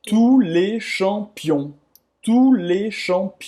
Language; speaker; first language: French; non-native, fluent; Portuguese